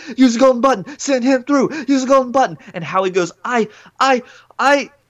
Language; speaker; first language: English; native; English